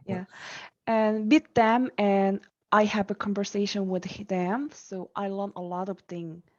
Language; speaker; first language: English; non-native, learner; Korean